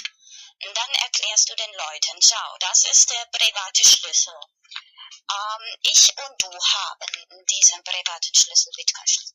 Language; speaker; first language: German; non-native, fluent; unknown